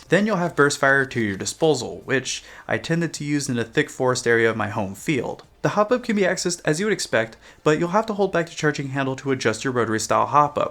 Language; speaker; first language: English; native; English